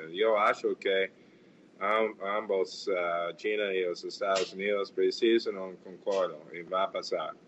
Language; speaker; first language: Portuguese; non-native, fluent; English